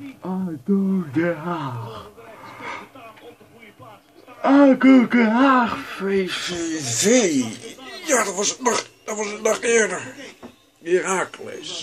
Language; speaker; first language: Dutch; native; Dutch